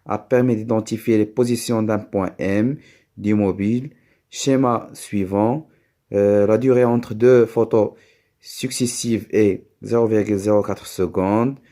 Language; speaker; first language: French; non-native, local second language; Arabic